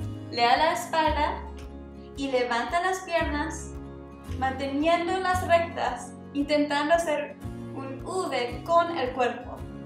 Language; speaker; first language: Spanish; non-native, learner; English